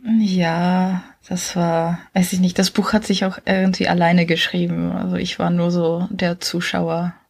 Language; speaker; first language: German; non-native, fluent; Czech